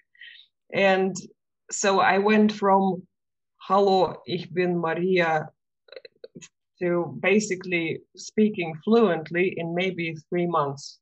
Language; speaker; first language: English; non-native, fluent; Russian